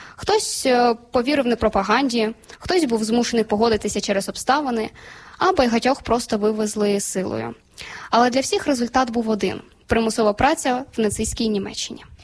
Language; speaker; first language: Ukrainian; native; Ukrainian